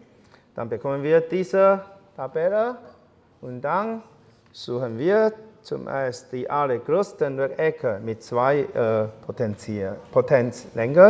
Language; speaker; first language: German; non-native, fluent; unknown